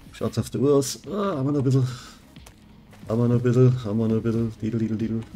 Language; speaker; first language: German; native; German